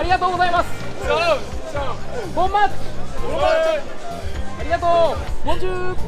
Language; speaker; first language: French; non-native, learner; Japanese